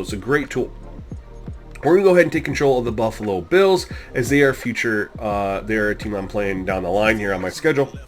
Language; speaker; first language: English; native; English